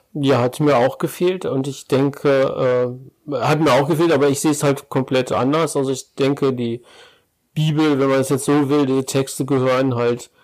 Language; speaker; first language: German; native; German